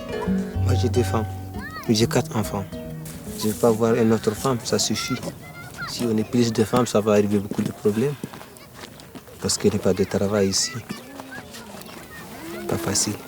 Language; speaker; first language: French; non-native, local second language; Fula